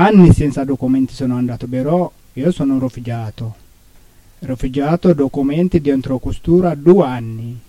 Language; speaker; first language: Italian; non-native, learner; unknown